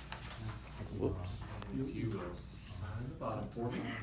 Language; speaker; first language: English; native; English